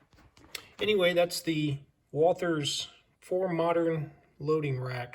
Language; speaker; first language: English; native; English